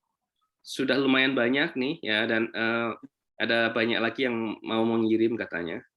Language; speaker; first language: Indonesian; native; Indonesian